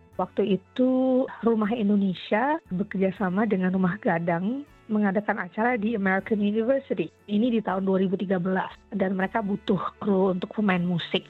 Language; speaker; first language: Indonesian; native; Indonesian